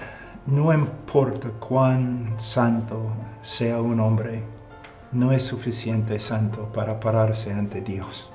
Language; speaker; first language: Spanish; non-native, fluent; English